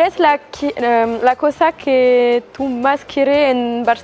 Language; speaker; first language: Spanish; non-native, learner; French